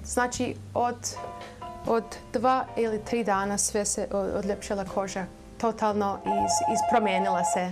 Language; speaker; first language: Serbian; early bilingual, heritage; Serbian